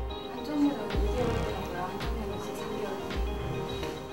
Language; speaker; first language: Korean; native; Korean